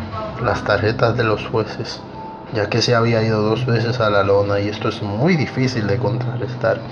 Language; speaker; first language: Spanish; native; Spanish